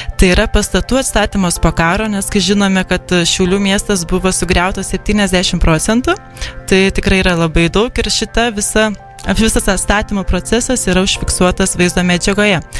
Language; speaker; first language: Lithuanian; native; Lithuanian